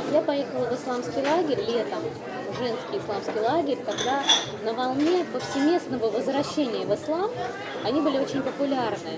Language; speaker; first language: Russian; native; Russian